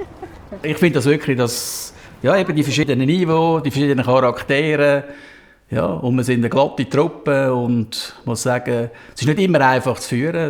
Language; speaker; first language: German; native; German